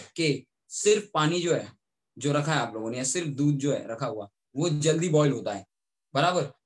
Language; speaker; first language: Hindi; native; Hindi